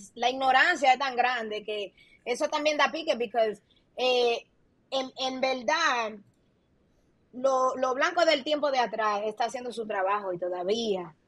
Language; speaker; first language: Spanish; early bilingual, other home language; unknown